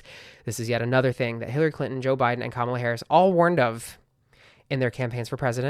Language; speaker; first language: English; native; English